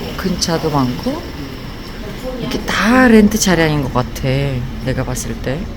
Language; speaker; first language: Korean; non-native, fluent; Uzbek